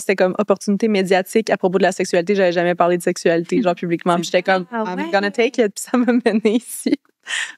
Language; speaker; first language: French; native; French